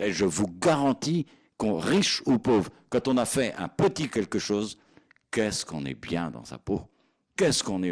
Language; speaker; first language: French; native; French